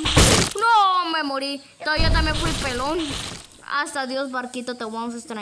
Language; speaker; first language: Spanish; native; Spanish